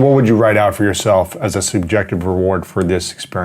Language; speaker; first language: English; native; English